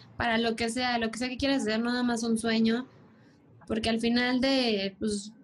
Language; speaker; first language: Spanish; native; Spanish